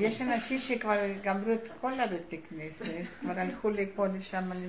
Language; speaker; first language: Hebrew; non-native, learner; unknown